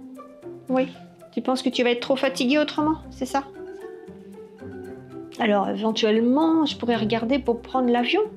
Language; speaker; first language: French; native; French